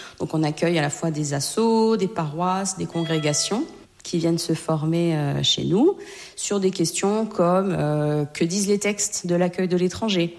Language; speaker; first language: French; native; French